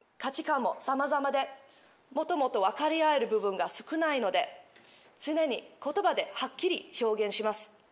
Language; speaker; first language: Japanese; non-native, fluent; English